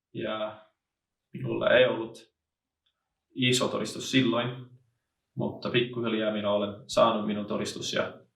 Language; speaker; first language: Finnish; non-native, learner; English